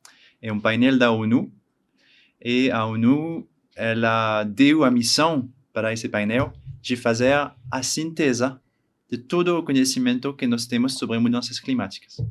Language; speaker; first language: Portuguese; non-native, learner; French